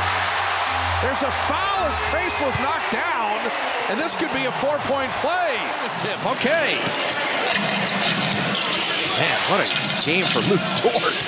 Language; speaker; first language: English; native; English